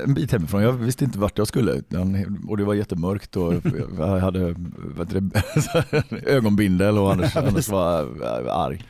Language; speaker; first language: Swedish; native; Swedish